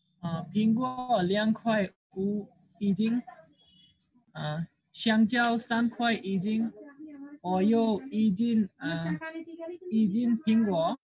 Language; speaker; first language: Chinese; non-native, learner; Bangla